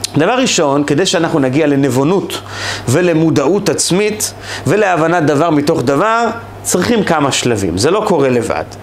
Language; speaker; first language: Hebrew; native; Hebrew